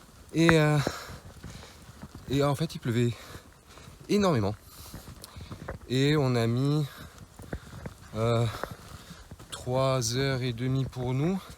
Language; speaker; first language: French; native; French